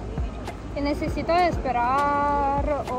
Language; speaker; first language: Spanish; non-native, learner; Ukrainian